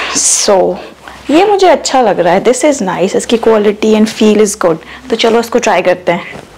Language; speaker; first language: Hindi; native; Hindi